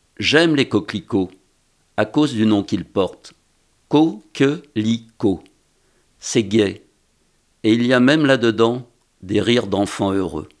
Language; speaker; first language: French; native; French